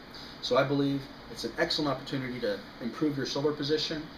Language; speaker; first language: English; native; English